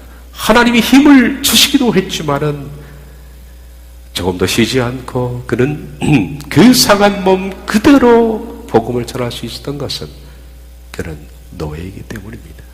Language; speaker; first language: Korean; native; Korean